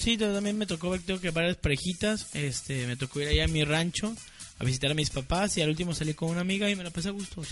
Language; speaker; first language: Spanish; native; Spanish